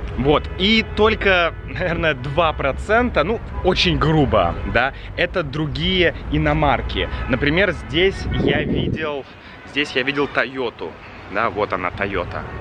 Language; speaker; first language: Russian; native; Russian